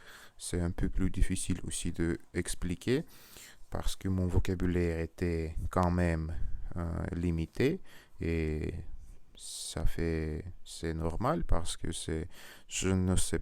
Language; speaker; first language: French; non-native, learner; Russian